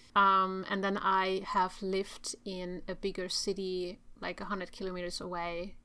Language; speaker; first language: English; non-native, fluent; Czech